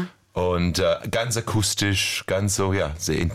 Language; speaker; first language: German; non-native, fluent; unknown